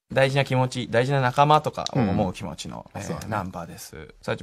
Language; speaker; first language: Japanese; native; Japanese